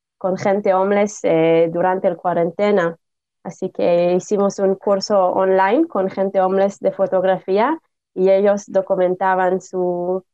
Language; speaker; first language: Spanish; non-native, learner; Hebrew